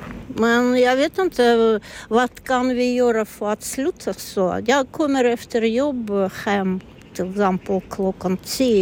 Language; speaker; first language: Swedish; non-native, learner; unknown